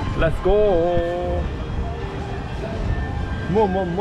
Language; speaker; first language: English; non-native, learner; Korean